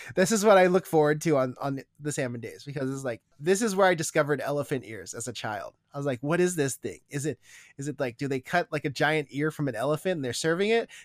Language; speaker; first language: English; native; English